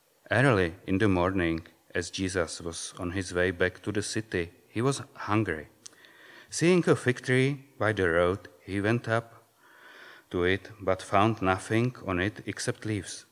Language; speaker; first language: English; non-native, fluent; Czech